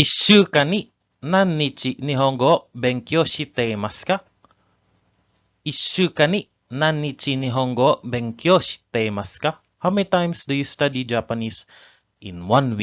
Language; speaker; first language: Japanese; non-native, learner; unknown